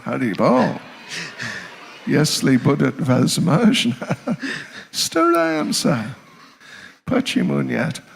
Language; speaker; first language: Russian; non-native, learner; English